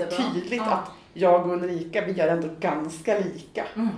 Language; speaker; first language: Swedish; native; Swedish